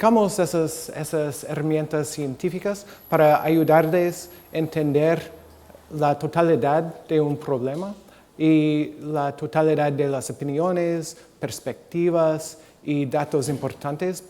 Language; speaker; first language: Spanish; non-native, fluent; English